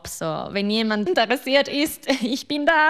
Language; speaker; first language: German; non-native, local second language; Italian